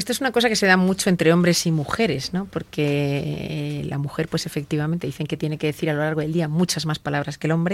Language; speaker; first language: Spanish; native; Spanish